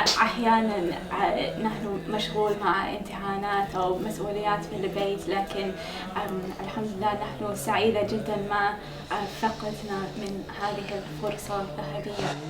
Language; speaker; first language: Arabic; non-native, learner; English